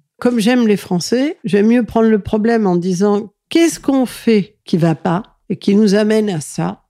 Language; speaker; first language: French; early bilingual, other home language; Catalan